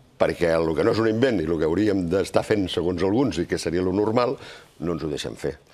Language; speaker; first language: Catalan; native; Catalan